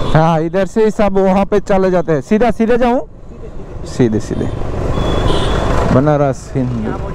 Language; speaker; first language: Hindi; non-native, learner; Bangla